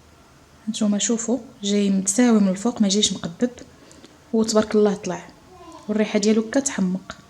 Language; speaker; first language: Arabic; native; Arabic